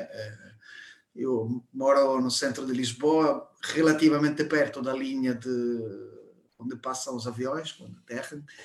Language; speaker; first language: Portuguese; non-native, fluent; Italian